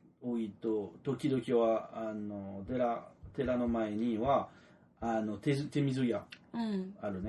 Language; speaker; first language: Japanese; non-native, learner; French